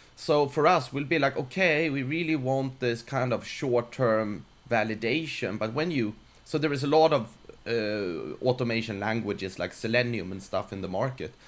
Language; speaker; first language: English; non-native, fluent; Swedish